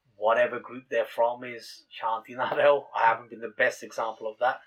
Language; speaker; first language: English; native; English